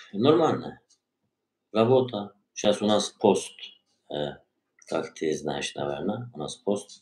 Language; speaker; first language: Russian; non-native, learner; Turkish